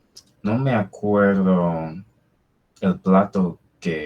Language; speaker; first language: Spanish; non-native, fluent; English